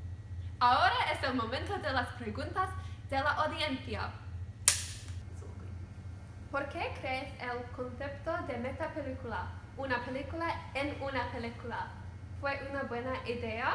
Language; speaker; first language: Spanish; non-native, learner; English